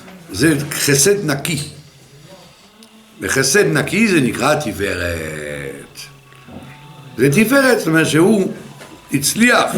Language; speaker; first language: Hebrew; non-native, fluent; French